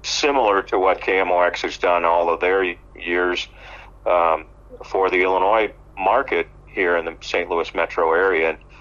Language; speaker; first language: English; native; English